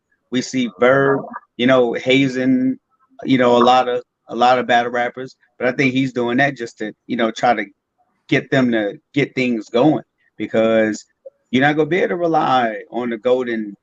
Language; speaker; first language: English; native; English